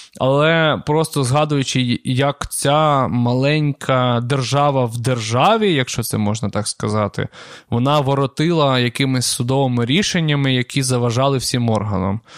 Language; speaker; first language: Ukrainian; non-native, local second language; Russian